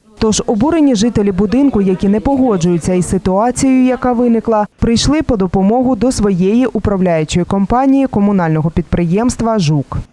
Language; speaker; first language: Ukrainian; native; Ukrainian